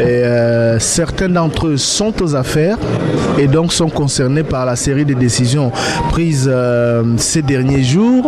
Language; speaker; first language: French; non-native, local second language; Lingala